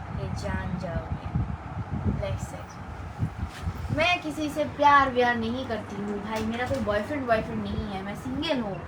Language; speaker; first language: Hindi; non-native, learner; Bangla